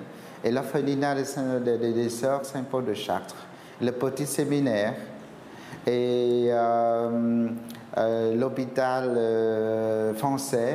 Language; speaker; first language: French; non-native, fluent; Vietnamese